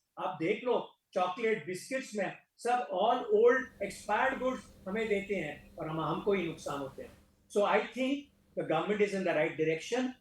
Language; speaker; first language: Hindi; non-native, local second language; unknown